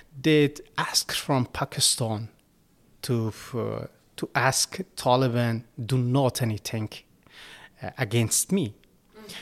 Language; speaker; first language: English; non-native, learner; Persian